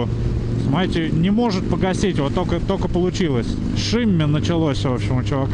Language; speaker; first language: Russian; native; Russian